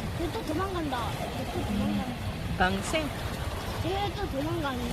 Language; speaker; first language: Korean; native; Korean